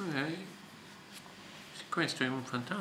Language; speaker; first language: Italian; non-native, learner; German